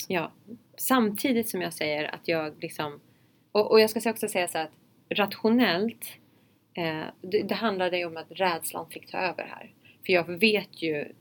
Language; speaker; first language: Swedish; early bilingual, other home language; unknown